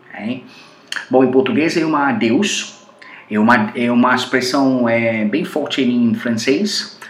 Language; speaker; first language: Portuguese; non-native, fluent; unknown